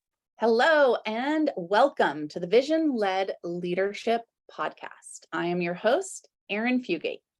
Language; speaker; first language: English; native; English